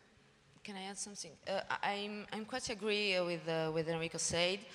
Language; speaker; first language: English; non-native, learner; Italian